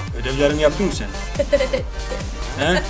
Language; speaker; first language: Turkish; native; Turkish